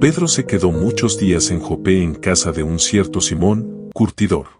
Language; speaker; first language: Spanish; native; Spanish